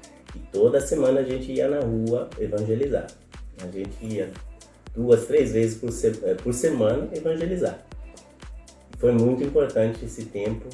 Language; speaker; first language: Portuguese; non-native, fluent; Spanish